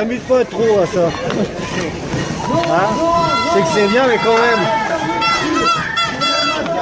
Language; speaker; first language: French; native; French